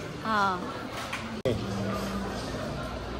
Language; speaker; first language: Korean; non-native, learner; Filipino